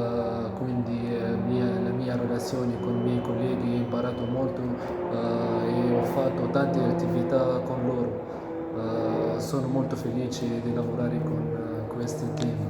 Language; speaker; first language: Italian; non-native, learner; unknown